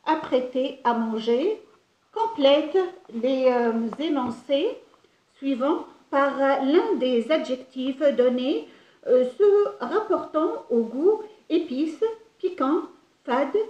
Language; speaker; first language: French; non-native, local second language; Arabic